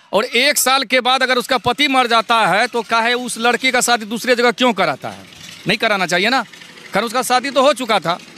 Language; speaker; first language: Hindi; native; Hindi